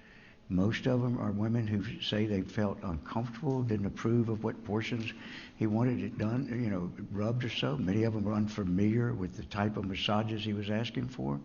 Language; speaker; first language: English; native; English